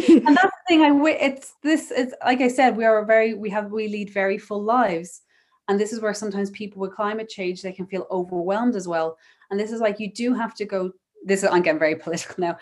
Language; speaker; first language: English; native; English